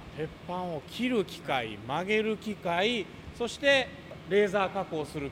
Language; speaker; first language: Japanese; native; Japanese